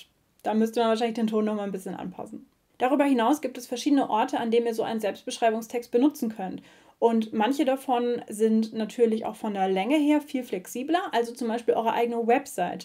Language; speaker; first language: German; native; German